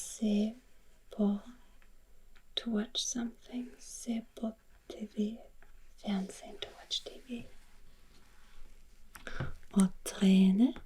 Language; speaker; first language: Norwegian; non-native, learner; German